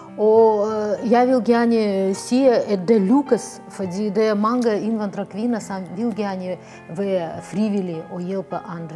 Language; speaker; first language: Danish; non-native, fluent; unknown